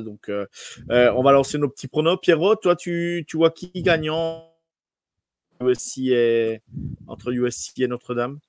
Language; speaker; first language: French; native; French